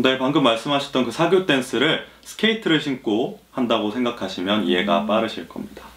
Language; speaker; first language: Korean; native; Korean